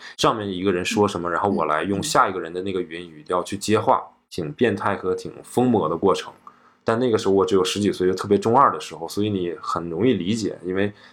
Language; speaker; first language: Chinese; native; Chinese